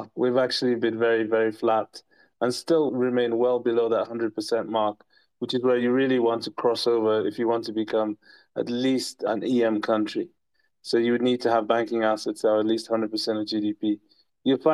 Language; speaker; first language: English; non-native, local second language; Ganda